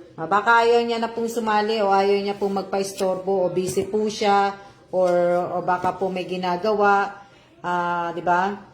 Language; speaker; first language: Filipino; non-native, local second language; Cebuano